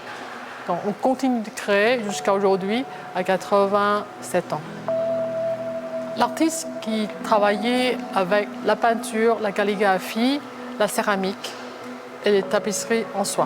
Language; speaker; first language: French; non-native, fluent; Chinese